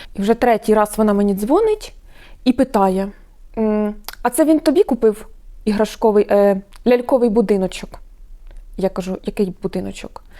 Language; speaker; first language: Ukrainian; non-native, local second language; Russian